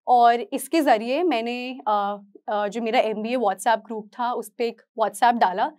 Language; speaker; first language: Hindi; native; Hindi